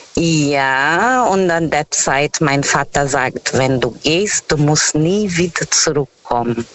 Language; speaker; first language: German; non-native, fluent; Portuguese